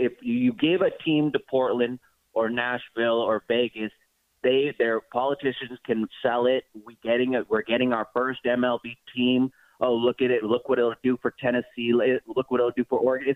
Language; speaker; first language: English; native; English